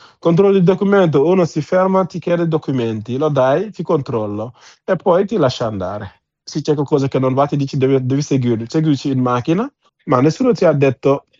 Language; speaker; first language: Italian; non-native, fluent; Wolof